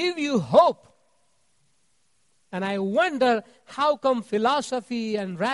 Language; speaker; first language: English; non-native, local second language; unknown